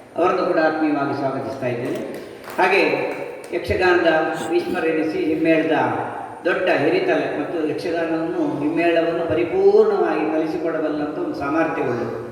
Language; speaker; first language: Kannada; native; Kannada